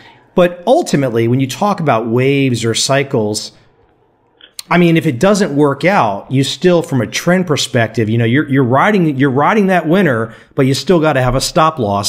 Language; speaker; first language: English; native; English